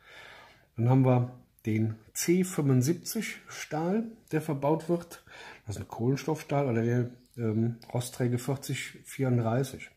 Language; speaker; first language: German; native; German